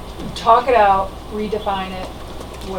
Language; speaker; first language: English; native; English